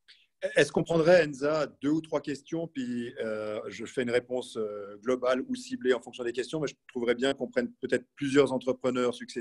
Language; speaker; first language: French; native; French